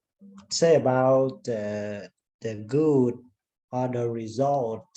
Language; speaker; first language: English; non-native, learner; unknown